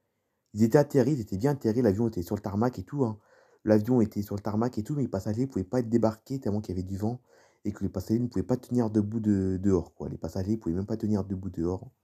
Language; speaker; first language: French; native; French